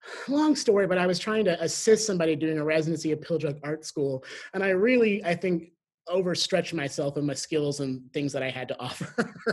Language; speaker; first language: English; native; English